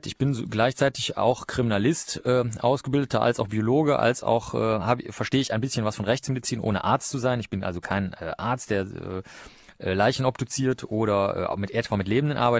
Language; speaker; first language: German; native; German